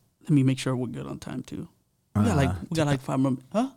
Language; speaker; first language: English; early bilingual, other home language; Spanish